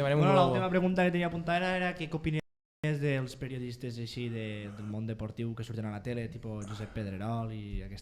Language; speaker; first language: Catalan; native; Catalan